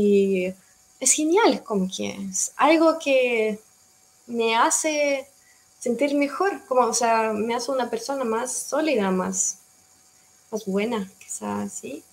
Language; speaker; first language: Spanish; non-native, fluent; Russian